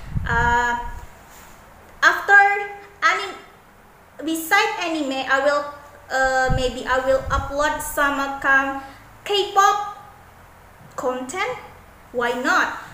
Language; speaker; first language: English; non-native, learner; Indonesian